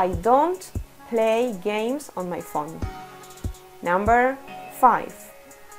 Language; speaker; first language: English; non-native, fluent; Spanish